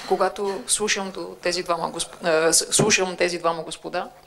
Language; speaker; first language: Bulgarian; native; Bulgarian